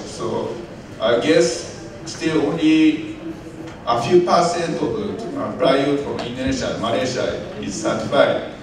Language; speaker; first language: English; non-native, learner; Japanese